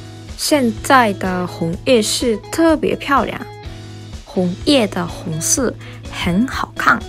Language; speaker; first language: Chinese; non-native, learner; Japanese